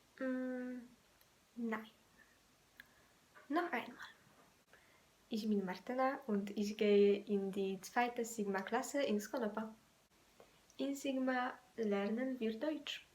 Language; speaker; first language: German; non-native, learner; Polish